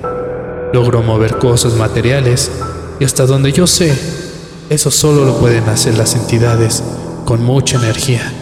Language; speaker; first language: Spanish; native; Spanish